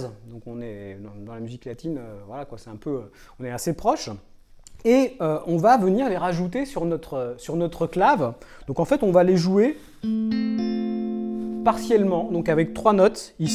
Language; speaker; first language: French; native; French